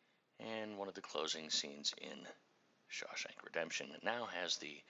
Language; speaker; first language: English; native; English